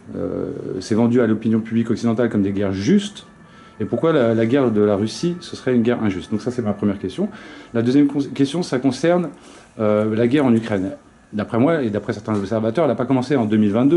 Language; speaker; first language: French; native; French